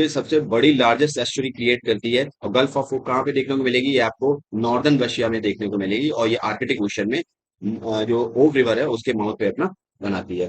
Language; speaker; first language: Hindi; native; Hindi